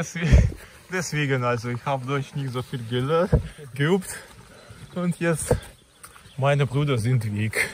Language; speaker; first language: German; non-native, learner; Czech